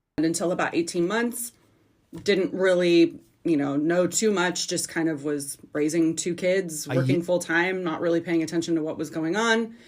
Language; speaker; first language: English; native; English